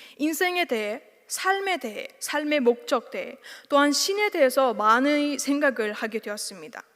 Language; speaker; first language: Korean; non-native, fluent; Uzbek